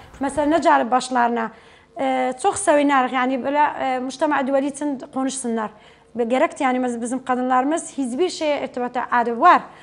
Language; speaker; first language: Turkish; native; Turkish